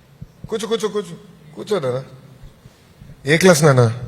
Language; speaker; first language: Telugu; native; Telugu